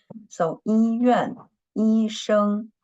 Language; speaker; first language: Chinese; non-native, fluent; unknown